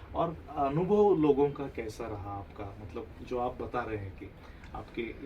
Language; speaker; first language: Hindi; non-native, local second language; Marathi